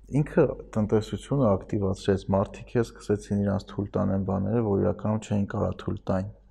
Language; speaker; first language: Armenian; native; Armenian